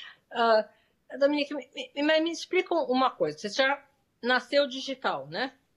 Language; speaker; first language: Portuguese; native; Portuguese